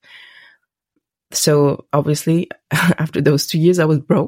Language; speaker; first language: English; non-native, fluent; German